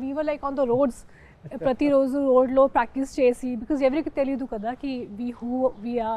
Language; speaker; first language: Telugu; non-native, local second language; Hindi